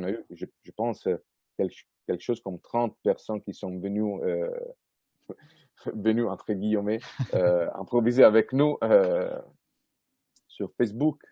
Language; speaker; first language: French; non-native, fluent; Italian